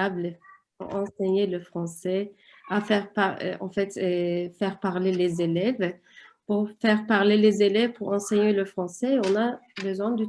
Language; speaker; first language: French; non-native, fluent; Turkish